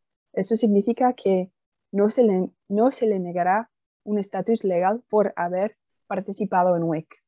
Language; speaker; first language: Spanish; non-native, fluent; English